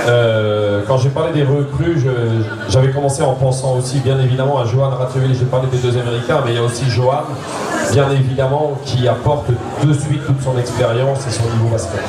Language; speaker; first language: French; native; French